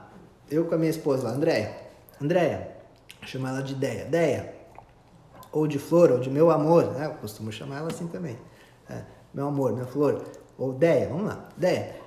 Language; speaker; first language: Portuguese; native; Portuguese